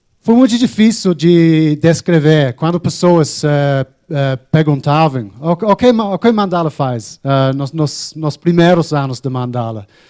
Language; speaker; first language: Portuguese; non-native, fluent; English